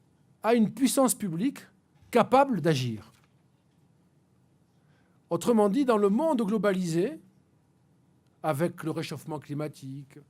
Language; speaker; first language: French; native; French